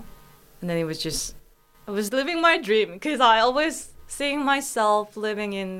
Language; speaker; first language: English; non-native, fluent; Korean